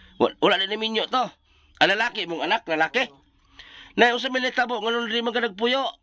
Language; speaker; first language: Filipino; non-native, local second language; Cebuano